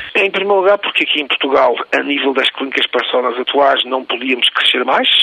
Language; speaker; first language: Portuguese; native; Portuguese